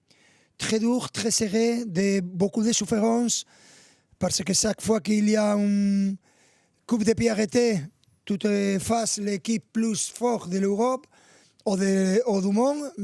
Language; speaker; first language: French; non-native, fluent; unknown